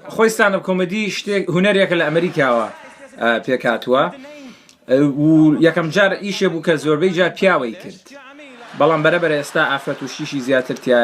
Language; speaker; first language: Central Kurdish; early bilingual, heritage; Central Kurdish